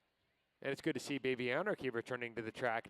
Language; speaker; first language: English; native; English